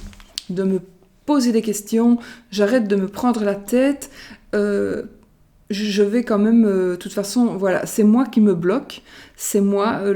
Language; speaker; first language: French; native; French